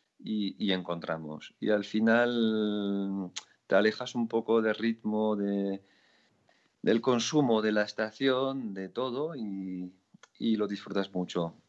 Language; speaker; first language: Spanish; non-native, fluent; French